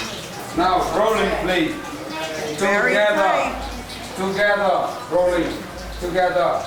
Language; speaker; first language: English; non-native, learner; Vietnamese